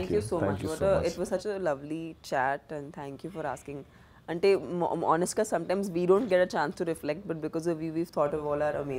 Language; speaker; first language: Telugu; non-native, local second language; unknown